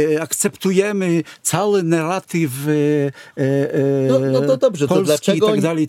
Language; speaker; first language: Polish; non-native, fluent; Hebrew